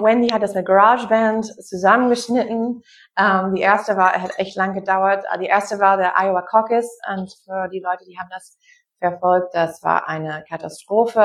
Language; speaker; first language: German; non-native, fluent; English